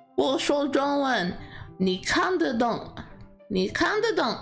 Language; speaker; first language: Chinese; non-native, learner; English